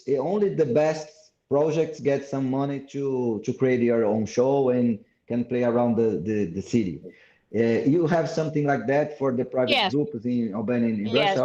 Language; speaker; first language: English; non-native, fluent; Portuguese